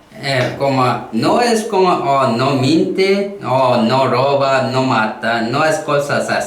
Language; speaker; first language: Spanish; non-native, learner; Korean